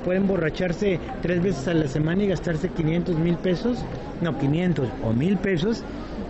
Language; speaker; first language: Spanish; native; Spanish